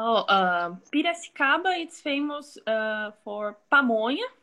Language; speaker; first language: English; non-native, learner; Portuguese